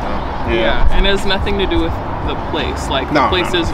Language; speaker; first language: English; native; English